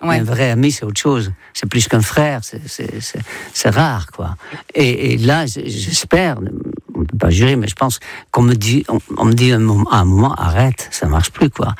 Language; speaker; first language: French; non-native, fluent; Dutch